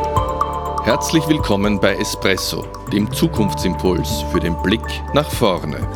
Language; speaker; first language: German; native; German